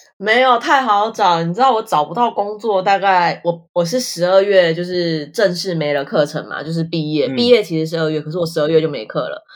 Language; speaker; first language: Chinese; native; Chinese